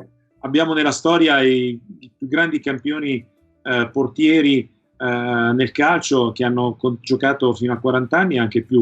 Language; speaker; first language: Italian; native; Italian